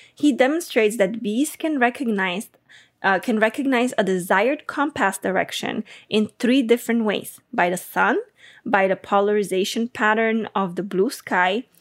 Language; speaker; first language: English; non-native, fluent; Bulgarian